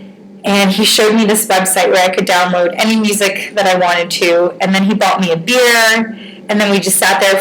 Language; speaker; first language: English; native; English